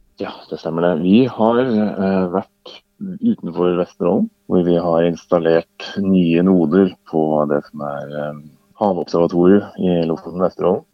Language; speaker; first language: Norwegian; native; Norwegian